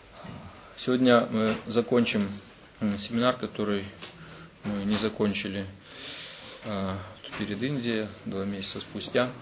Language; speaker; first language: Russian; native; Russian